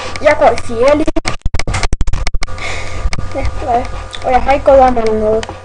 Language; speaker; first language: Danish; early bilingual, other home language; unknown